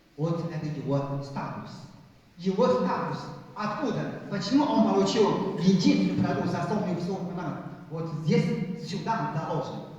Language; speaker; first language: Russian; non-native, fluent; Chinese